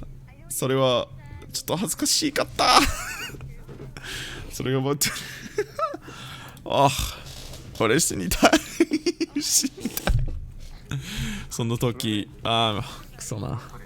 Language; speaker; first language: Japanese; non-native, learner; English